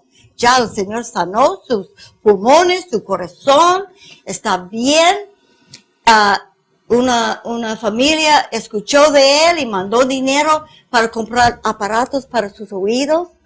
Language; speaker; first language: Spanish; non-native, fluent; English